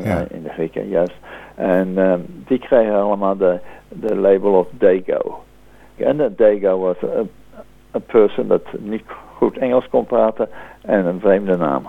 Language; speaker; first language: Dutch; native; Dutch